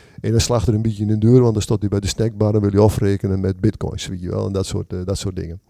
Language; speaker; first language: Dutch; native; Dutch